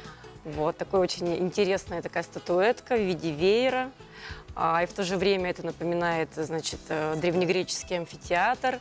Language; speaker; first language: Russian; native; Russian